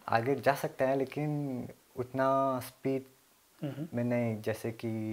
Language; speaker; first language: Hindi; early bilingual, heritage; Hindi